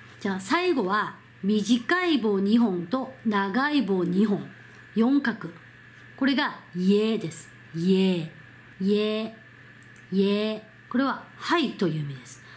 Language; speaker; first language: Japanese; non-native, fluent; Korean